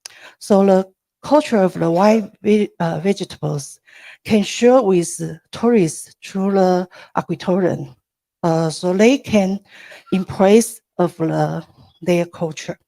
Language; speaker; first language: English; non-native, learner; Chinese